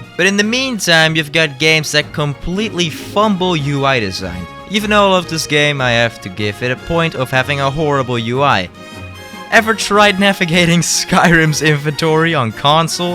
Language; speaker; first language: English; native; English